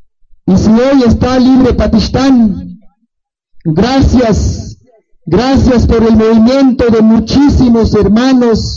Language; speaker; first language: Spanish; non-native, local second language; Tzotzil